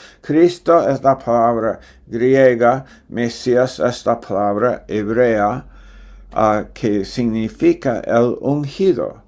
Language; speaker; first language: Spanish; non-native, fluent; English